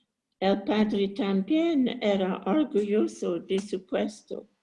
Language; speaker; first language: Spanish; non-native, learner; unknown